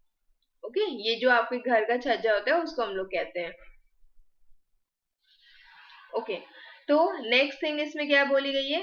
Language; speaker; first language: Hindi; native; Hindi